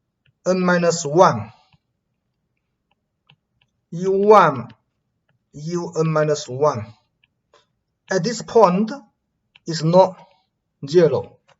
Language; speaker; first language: English; non-native, fluent; Chinese